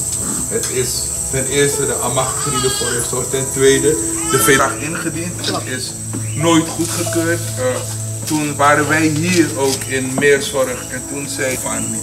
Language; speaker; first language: Dutch; non-native, local second language; Javanese